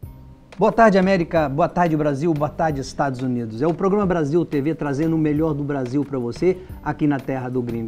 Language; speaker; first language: Portuguese; native; Portuguese